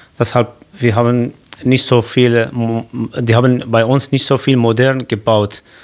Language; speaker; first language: German; non-native, learner; Kurdish